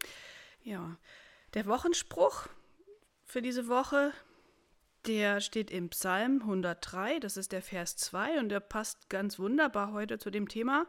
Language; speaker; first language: German; native; German